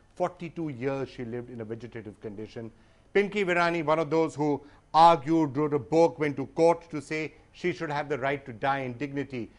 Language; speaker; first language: English; non-native, local second language; Hindi